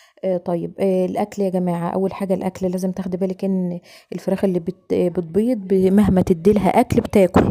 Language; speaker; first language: Arabic; native; Arabic